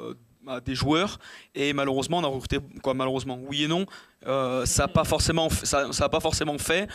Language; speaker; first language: French; native; French